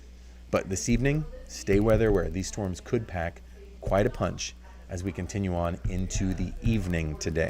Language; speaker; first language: English; native; English